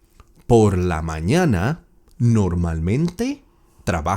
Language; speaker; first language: Spanish; non-native, fluent; English